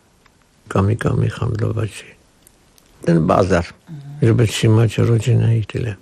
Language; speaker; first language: Polish; non-native, learner; Armenian